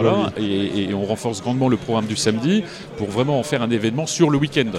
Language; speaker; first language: French; native; French